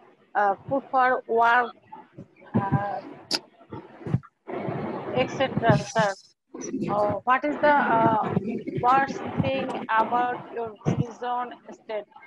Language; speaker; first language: English; non-native, learner; Bangla